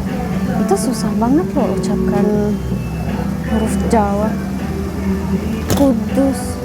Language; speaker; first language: Indonesian; non-native, fluent; Arabic